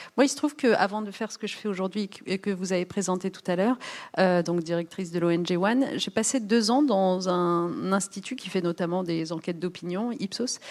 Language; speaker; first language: French; early bilingual, other home language; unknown